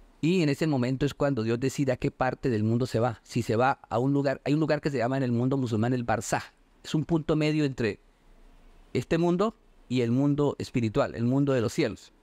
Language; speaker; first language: Spanish; native; Spanish